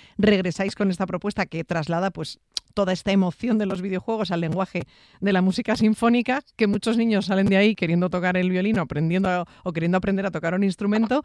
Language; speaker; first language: Spanish; native; Spanish